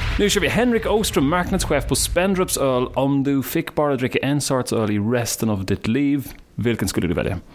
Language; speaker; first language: Swedish; non-native, fluent; English